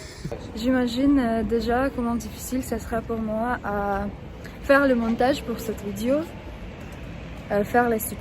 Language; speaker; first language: French; non-native, fluent; Russian